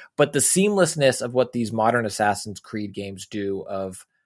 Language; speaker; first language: English; native; English